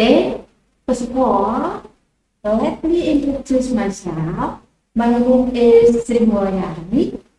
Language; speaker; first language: English; non-native, fluent; Indonesian